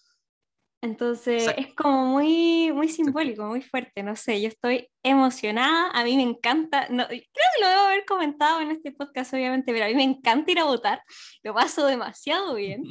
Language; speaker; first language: Spanish; native; Spanish